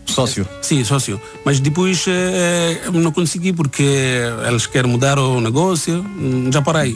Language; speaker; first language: Portuguese; non-native, learner; Bangla